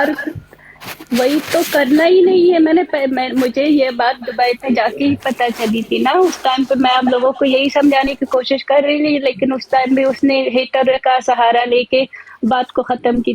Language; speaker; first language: Hindi; native; Hindi